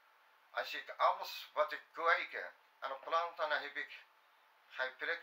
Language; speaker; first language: Dutch; non-native, fluent; Arabic